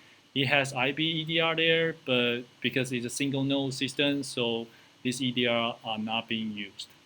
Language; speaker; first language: English; non-native, fluent; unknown